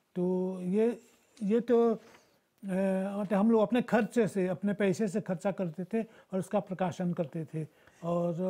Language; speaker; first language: Hindi; early bilingual, heritage; Bhojpuri